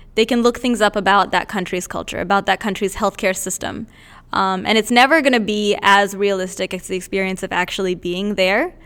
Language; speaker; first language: English; native; English